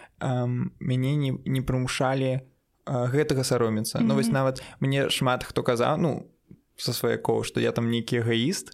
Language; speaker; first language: Belarusian; non-native, local second language; Russian